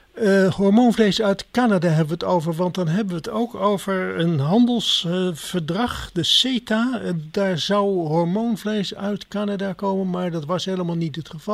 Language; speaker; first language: Dutch; native; Dutch